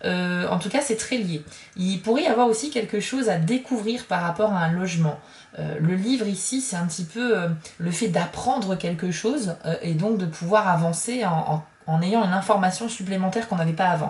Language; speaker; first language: French; native; French